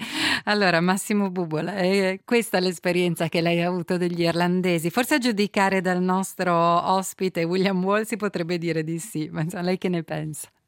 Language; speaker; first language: Italian; native; Italian